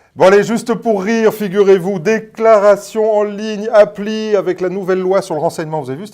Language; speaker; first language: French; native; French